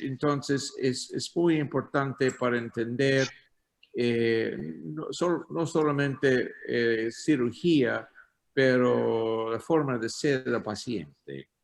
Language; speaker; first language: Spanish; non-native, learner; English